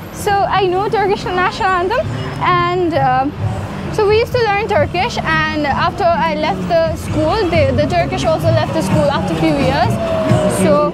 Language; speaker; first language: English; non-native, local second language; Nepali